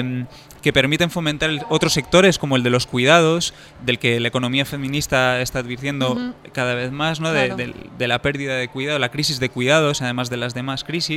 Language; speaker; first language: Spanish; native; Spanish